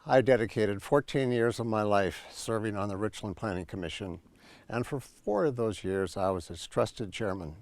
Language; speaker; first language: English; native; English